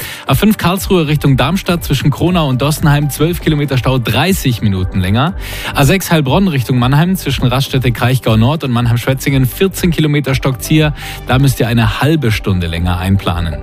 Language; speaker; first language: German; native; German